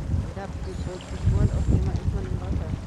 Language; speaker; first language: German; non-native, learner; English